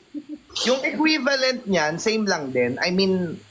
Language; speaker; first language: Filipino; native; Filipino